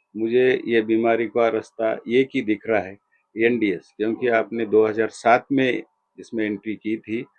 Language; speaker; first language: Hindi; non-native, local second language; Gujarati